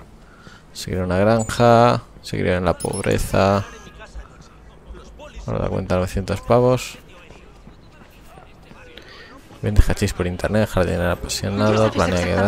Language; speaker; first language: Spanish; native; Spanish